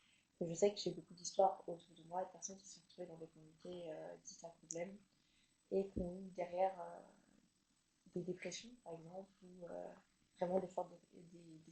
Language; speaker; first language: French; native; French